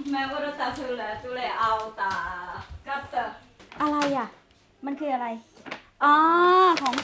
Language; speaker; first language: Finnish; non-native, learner; Thai